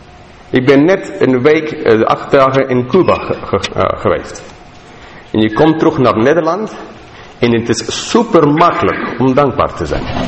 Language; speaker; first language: Dutch; non-native, fluent; English